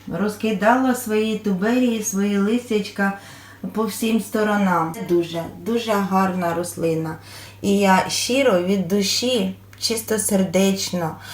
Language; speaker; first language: Ukrainian; native; Ukrainian